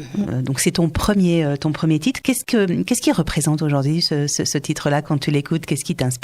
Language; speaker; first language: French; native; French